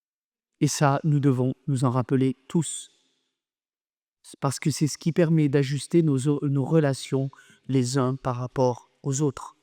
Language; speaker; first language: French; native; French